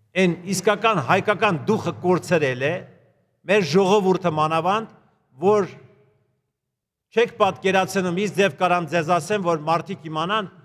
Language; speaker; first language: Armenian; native; Armenian